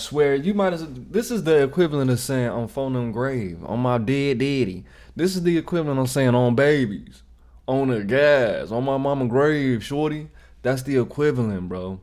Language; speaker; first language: English; native; English